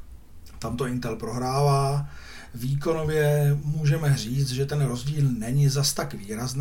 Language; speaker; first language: Czech; native; Czech